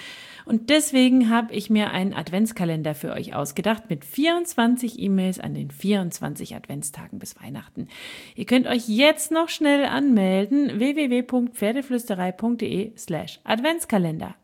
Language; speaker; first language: German; native; German